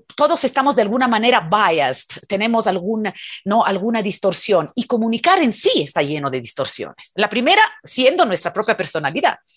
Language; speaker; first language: Spanish; non-native, fluent; Italian